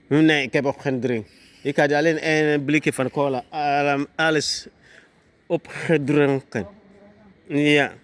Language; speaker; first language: Dutch; non-native, learner; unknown